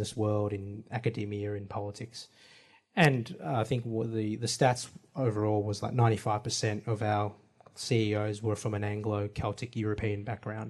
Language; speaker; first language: English; native; English